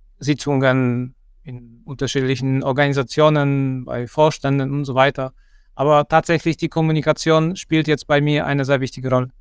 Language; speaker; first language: German; non-native, fluent; Polish